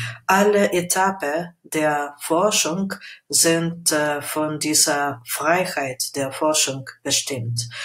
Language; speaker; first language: German; non-native, fluent; Russian